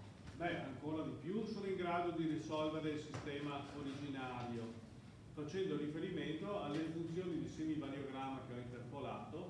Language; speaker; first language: Italian; native; Italian